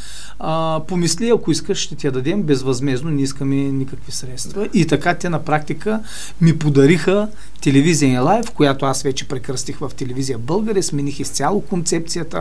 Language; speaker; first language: Bulgarian; native; Bulgarian